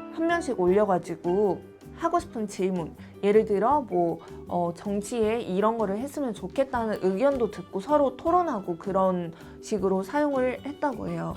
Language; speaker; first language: Korean; non-native, fluent; Mongolian